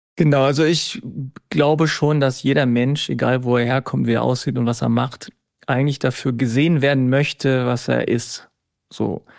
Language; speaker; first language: German; native; German